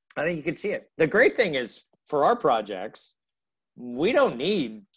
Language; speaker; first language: English; native; English